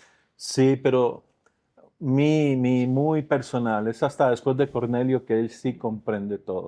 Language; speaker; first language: Spanish; native; Spanish